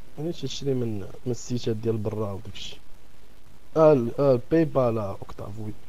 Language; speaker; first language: Arabic; native; Arabic